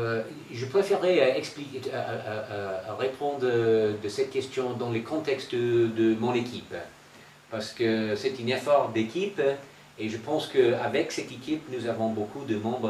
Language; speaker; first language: French; non-native, fluent; English